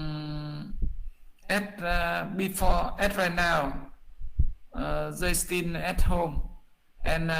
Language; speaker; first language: English; non-native, learner; Vietnamese